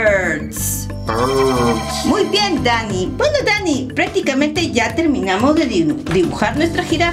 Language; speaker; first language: Spanish; native; Spanish